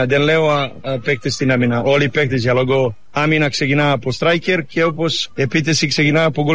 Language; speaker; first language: Greek; non-native, fluent; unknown